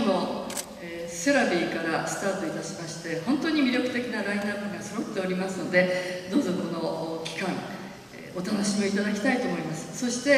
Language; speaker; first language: Japanese; native; Japanese